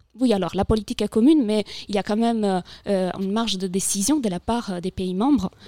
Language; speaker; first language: French; non-native, fluent; Italian